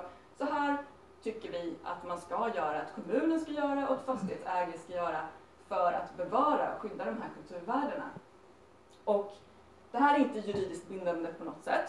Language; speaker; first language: Swedish; native; Swedish